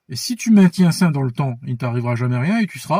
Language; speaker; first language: French; native; French